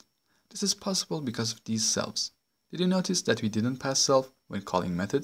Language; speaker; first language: English; non-native, fluent; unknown